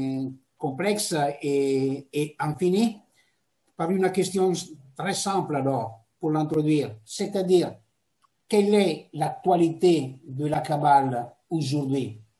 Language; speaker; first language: French; non-native, fluent; Italian